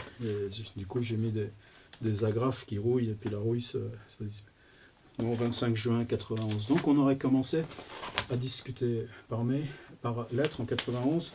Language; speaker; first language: French; native; French